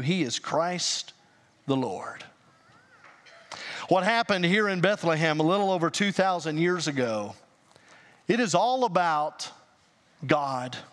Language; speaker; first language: English; native; English